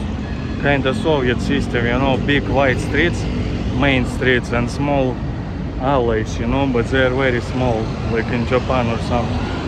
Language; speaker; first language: English; non-native, fluent; Russian